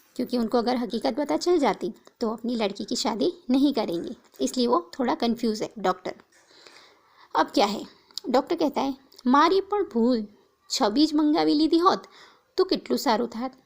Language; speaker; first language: Hindi; non-native, local second language; Gujarati